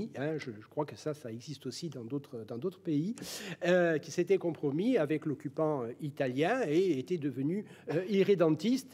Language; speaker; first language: French; native; French